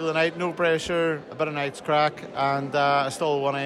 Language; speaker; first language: English; native; English